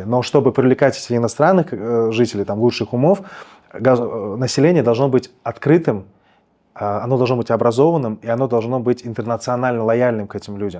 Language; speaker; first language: Russian; native; Russian